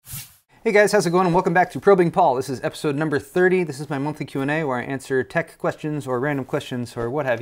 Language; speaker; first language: English; native; English